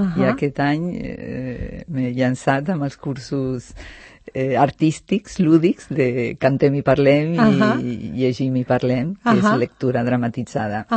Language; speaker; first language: Catalan; non-native, fluent; Spanish